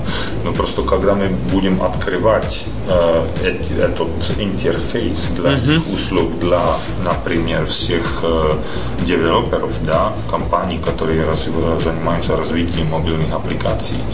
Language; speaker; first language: Russian; non-native, fluent; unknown